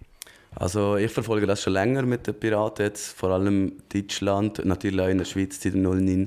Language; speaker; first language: German; native; German